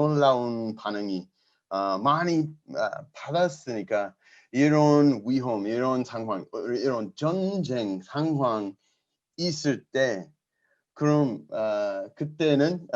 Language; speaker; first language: Korean; non-native, learner; English